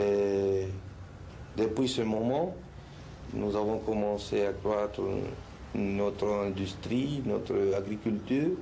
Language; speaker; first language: French; non-native, fluent; Spanish